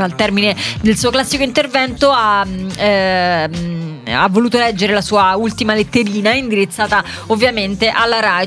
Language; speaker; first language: Italian; native; Italian